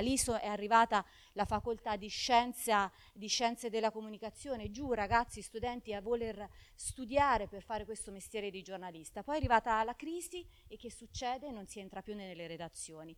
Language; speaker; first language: Italian; native; Italian